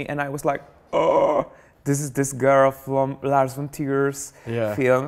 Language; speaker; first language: English; non-native, fluent; Polish